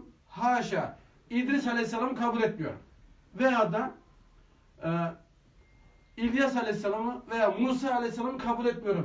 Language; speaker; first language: Turkish; native; Turkish